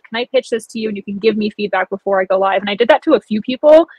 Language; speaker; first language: English; native; English